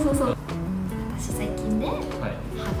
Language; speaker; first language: Japanese; non-native, learner; English